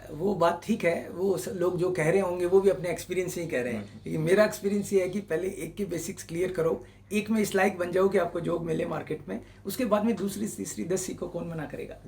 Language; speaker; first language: Hindi; non-native, local second language; Marwari